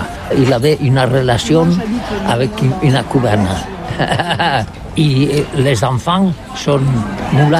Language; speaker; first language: French; non-native, learner; Catalan